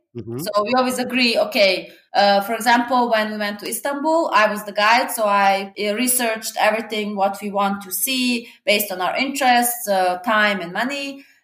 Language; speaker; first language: English; non-native, fluent; Serbian